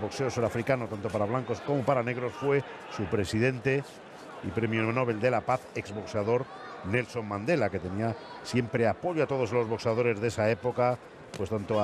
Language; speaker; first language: Spanish; native; Spanish